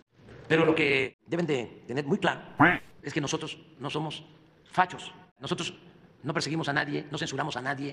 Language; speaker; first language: Spanish; native; Spanish